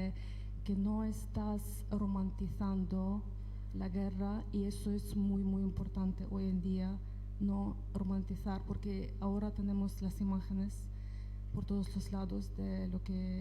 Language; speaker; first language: Spanish; non-native, fluent; Ukrainian